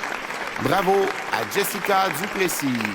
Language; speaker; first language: French; native; French